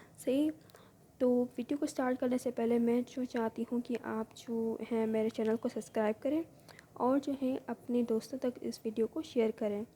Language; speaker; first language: Urdu; native; Urdu